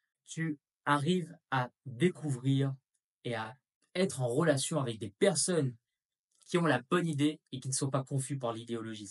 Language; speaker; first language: French; native; French